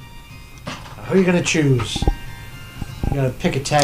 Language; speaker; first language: English; native; English